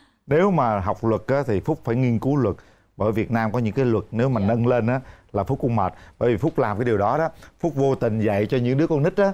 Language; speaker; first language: Vietnamese; native; Vietnamese